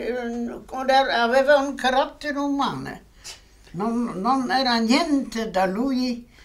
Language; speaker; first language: Italian; non-native, fluent; Polish